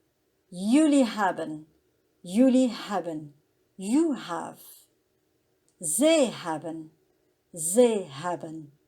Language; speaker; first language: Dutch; non-native, learner; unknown